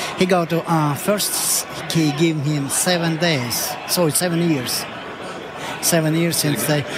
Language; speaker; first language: English; non-native, learner; Ukrainian